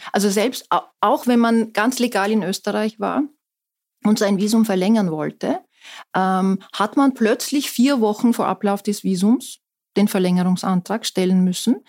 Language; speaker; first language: German; non-native, fluent; Turkish